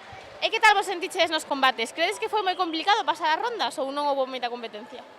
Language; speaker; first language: Galician; native; Galician